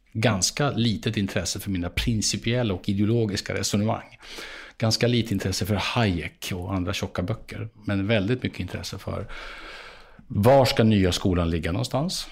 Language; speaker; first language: Swedish; native; Swedish